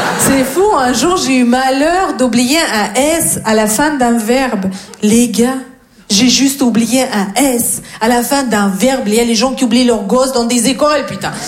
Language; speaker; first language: French; non-native, fluent; Russian